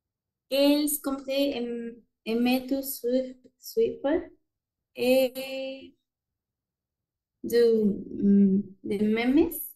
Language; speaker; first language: French; non-native, learner; Spanish